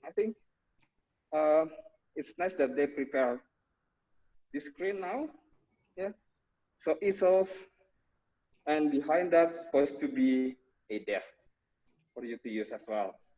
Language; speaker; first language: English; non-native, fluent; Indonesian